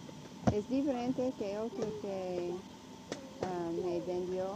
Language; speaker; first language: Spanish; non-native, learner; English